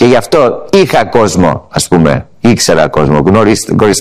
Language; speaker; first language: Greek; early bilingual, heritage; English